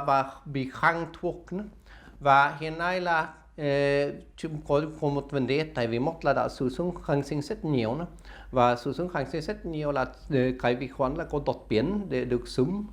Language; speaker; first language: Vietnamese; non-native, learner; Swedish